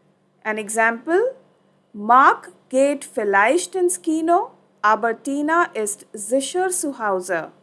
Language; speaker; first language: German; non-native, fluent; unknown